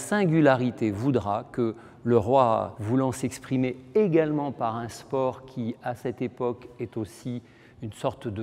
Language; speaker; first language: French; native; French